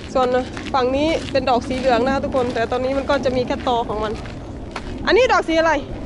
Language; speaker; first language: Thai; native; Thai